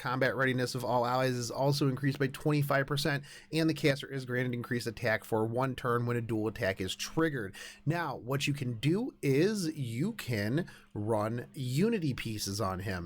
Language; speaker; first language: English; native; English